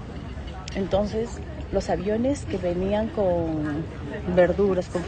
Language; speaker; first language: Spanish; native; Spanish